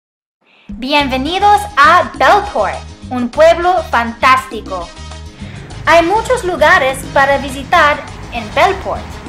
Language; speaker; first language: Spanish; non-native, learner; English